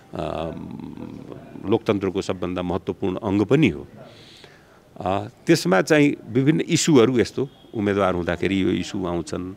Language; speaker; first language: Nepali; non-native, local second language; Bhojpuri